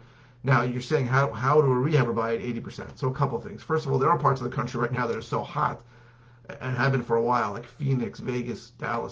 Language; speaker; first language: English; native; English